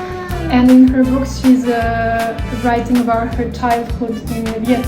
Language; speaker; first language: English; non-native, fluent; Serbian